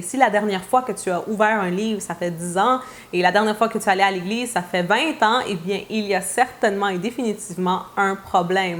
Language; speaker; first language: French; native; French